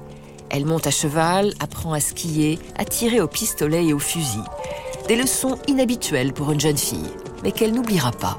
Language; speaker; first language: French; native; French